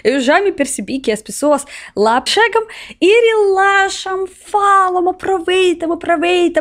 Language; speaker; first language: Portuguese; non-native, learner; Russian